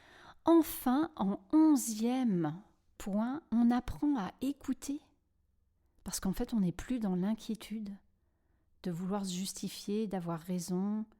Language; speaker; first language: French; native; French